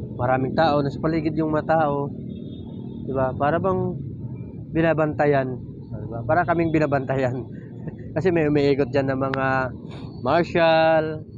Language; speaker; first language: Filipino; non-native, local second language; Waray